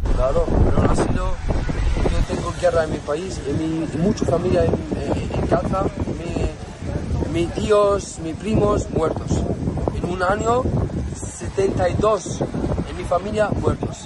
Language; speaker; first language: Spanish; non-native, learner; Arabic